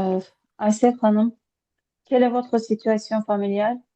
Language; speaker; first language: French; non-native, learner; Azerbaijani